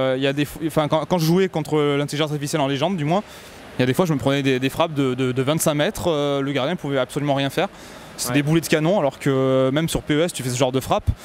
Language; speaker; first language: French; native; French